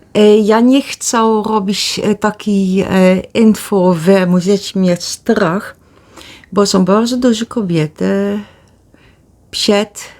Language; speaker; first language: Polish; early bilingual, heritage; Polish